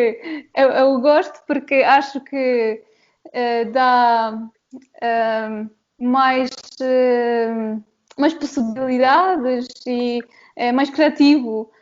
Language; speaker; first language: Portuguese; non-native, fluent; Polish